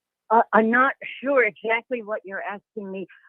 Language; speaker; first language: English; native; English